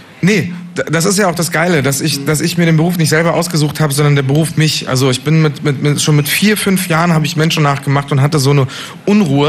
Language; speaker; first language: German; native; German